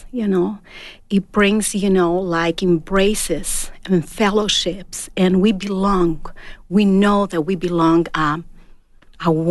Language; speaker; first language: English; non-native, fluent; Portuguese